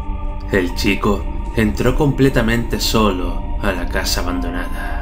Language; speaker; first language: Spanish; native; Spanish